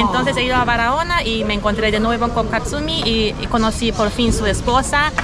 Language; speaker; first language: Spanish; non-native, fluent; German